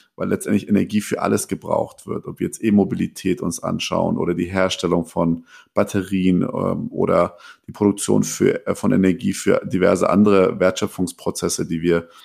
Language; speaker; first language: German; early bilingual, other home language; Persian